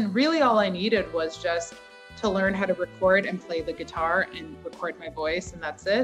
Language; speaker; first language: English; native; English